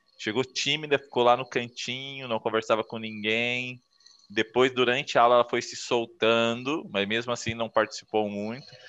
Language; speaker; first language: Portuguese; native; Portuguese